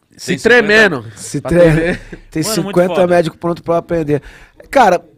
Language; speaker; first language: Portuguese; native; Portuguese